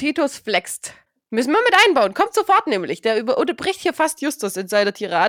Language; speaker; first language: German; native; German